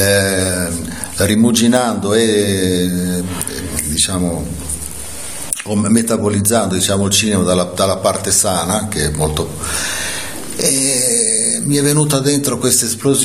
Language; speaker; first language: Italian; native; Italian